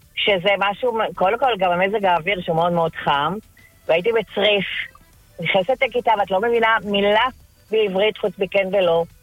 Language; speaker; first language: Hebrew; early bilingual, other home language; French